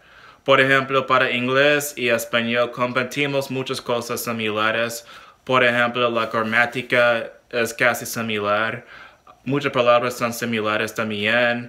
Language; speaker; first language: Spanish; non-native, learner; English